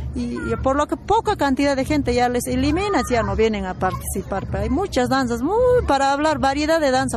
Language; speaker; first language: Spanish; native; Spanish